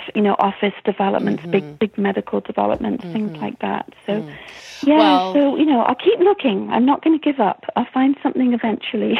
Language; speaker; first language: English; native; English